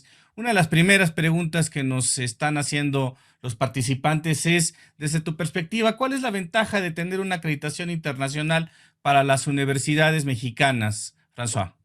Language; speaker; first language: Spanish; native; Spanish